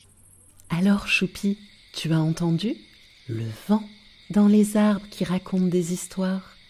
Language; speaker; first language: French; native; French